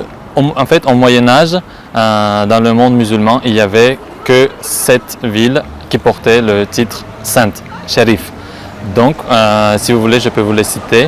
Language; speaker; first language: French; non-native, fluent; Uzbek